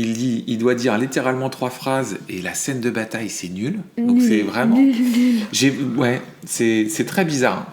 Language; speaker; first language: French; native; French